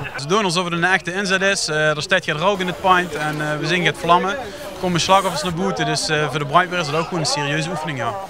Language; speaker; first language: Dutch; native; Dutch